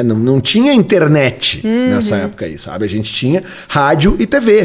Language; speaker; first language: Portuguese; native; Portuguese